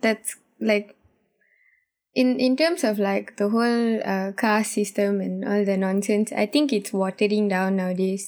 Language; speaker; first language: English; non-native, local second language; Tamil